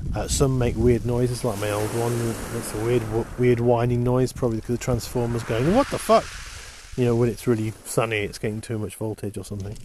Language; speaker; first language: English; native; English